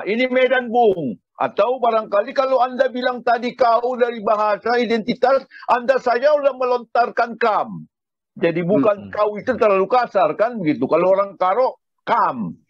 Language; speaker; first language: Indonesian; native; Indonesian